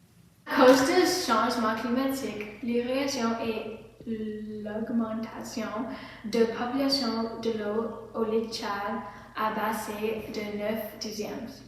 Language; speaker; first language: French; non-native, learner; English